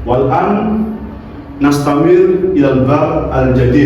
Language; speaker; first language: Arabic; non-native, fluent; Indonesian